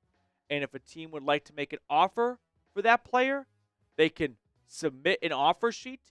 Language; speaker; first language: English; native; English